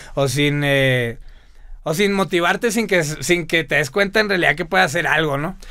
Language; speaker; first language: Spanish; native; Spanish